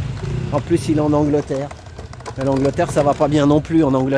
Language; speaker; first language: French; native; French